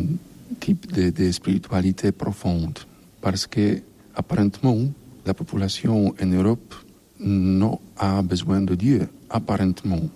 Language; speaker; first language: French; non-native, learner; Polish